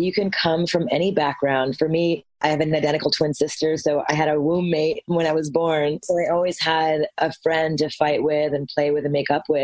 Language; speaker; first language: English; native; English